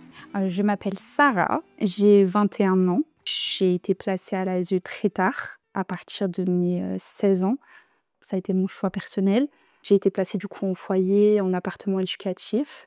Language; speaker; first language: French; native; French